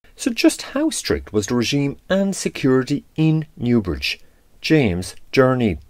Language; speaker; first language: English; native; English